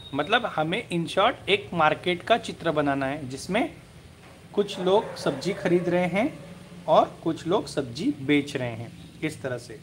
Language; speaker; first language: Hindi; non-native, local second language; Marathi